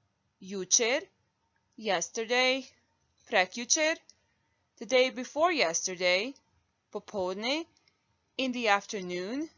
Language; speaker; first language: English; non-native, fluent; Bosnian